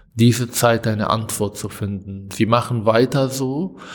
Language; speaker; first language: German; non-native, fluent; Hebrew